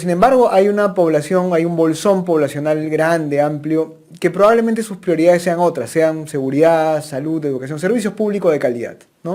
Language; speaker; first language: Spanish; native; Spanish